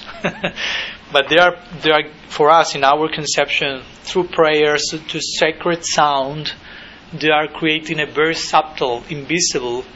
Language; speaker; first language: English; non-native, fluent; Spanish